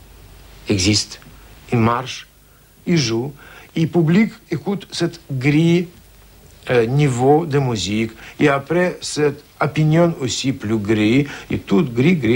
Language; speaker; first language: French; non-native, learner; Russian